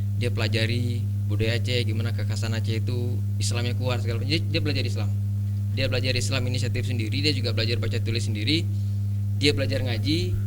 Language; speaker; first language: Indonesian; native; Indonesian